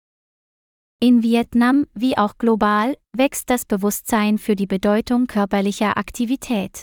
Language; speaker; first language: German; non-native, fluent; Vietnamese